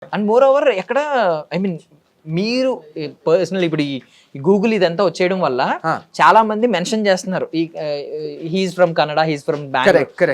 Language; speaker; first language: Telugu; native; Telugu